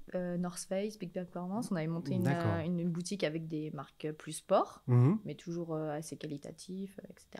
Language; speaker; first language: French; native; French